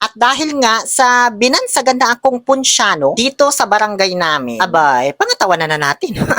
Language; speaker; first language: Filipino; non-native, local second language; Pangasinan